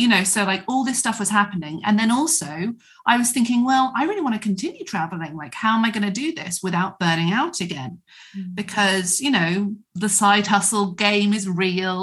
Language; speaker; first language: English; native; English